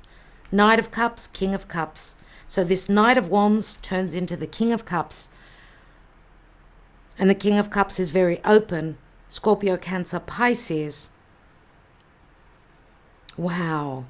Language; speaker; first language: English; native; English